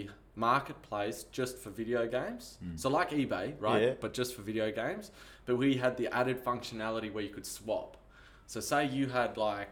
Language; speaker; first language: English; native; English